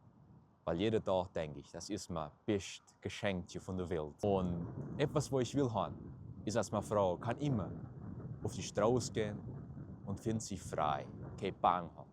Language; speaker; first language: German; early bilingual, heritage; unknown